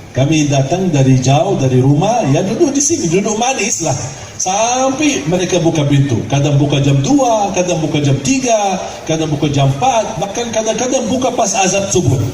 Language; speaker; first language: Malay; non-native, fluent; Arabic